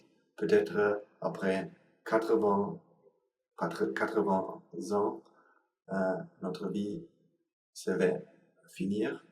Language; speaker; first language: French; non-native, learner; Sinhala